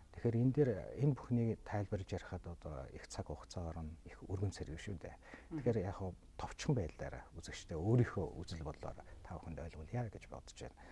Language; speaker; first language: Mongolian; native; Mongolian